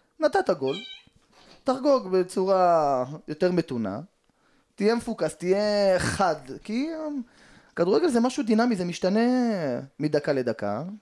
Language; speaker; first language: Hebrew; native; Hebrew